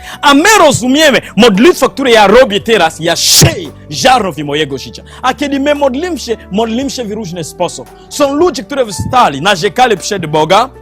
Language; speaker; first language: Polish; non-native, learner; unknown